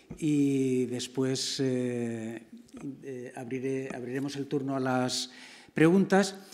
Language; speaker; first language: Spanish; native; Spanish